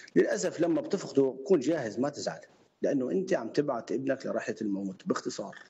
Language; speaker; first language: Arabic; native; Arabic